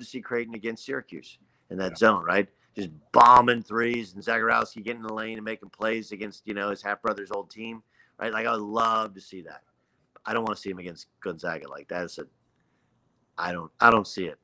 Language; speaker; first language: English; native; English